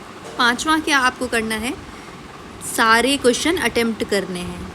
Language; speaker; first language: Hindi; native; Hindi